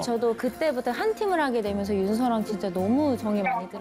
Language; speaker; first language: Korean; native; Korean